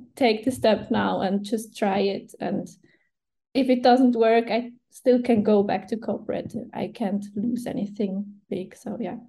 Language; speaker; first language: English; non-native, fluent; Swiss German